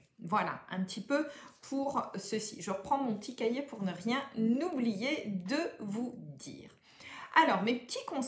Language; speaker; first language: French; native; French